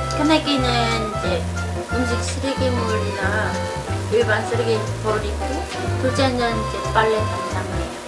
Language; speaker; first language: Korean; non-native, fluent; Khmer